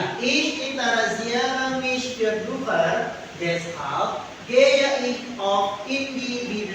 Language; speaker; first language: German; non-native, fluent; Indonesian